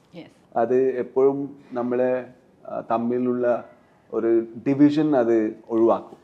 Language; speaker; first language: Malayalam; non-native, learner; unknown